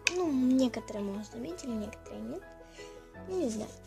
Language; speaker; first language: Russian; native; Russian